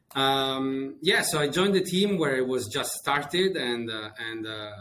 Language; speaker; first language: English; non-native, fluent; Italian